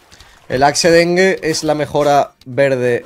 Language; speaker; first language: Spanish; native; Spanish